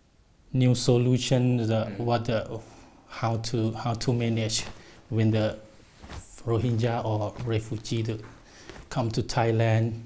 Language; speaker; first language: English; non-native, learner; Thai